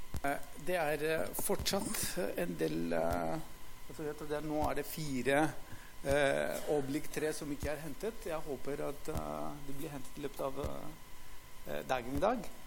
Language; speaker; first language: Norwegian; non-native, fluent; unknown